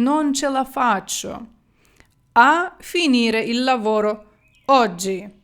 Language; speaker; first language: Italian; non-native, fluent; Ukrainian